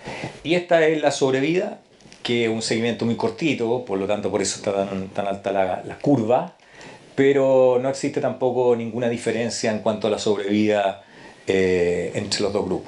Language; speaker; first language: Spanish; native; Spanish